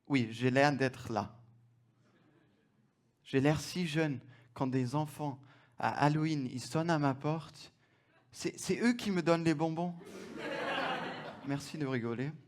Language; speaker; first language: French; non-native, fluent; German